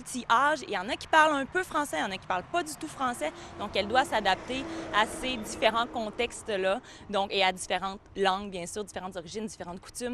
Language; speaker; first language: French; native; French